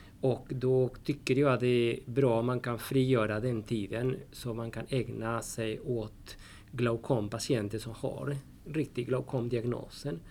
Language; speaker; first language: Swedish; non-native, fluent; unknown